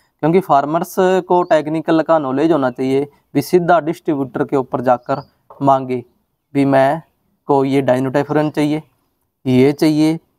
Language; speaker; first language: Hindi; non-native, local second language; Punjabi